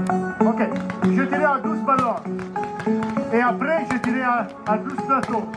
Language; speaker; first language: French; non-native, learner; Italian